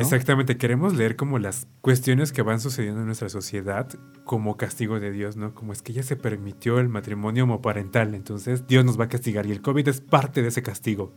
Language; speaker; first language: Spanish; native; Spanish